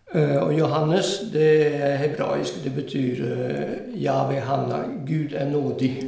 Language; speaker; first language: Norwegian; non-native, fluent; French